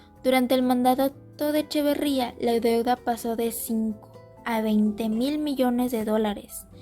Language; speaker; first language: Spanish; native; Spanish